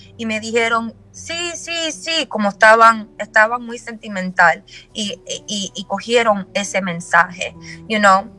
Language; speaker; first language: Spanish; early bilingual, heritage; Spanish